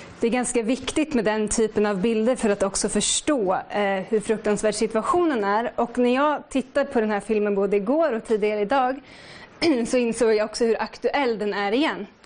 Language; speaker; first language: Swedish; native; Swedish